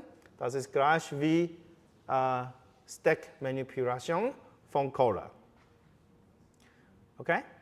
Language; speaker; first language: German; non-native, fluent; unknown